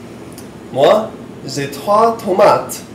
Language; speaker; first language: French; non-native, learner; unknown